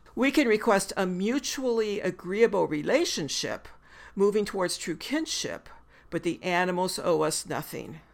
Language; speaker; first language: English; native; English